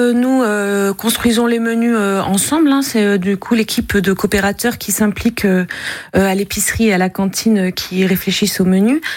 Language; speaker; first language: French; native; French